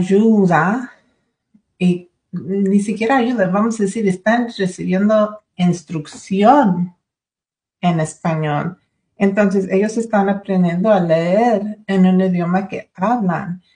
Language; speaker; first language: Spanish; early bilingual, other home language; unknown